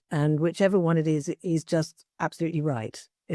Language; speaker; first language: English; native; English